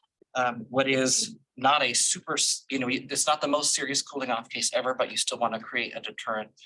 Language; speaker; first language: English; native; English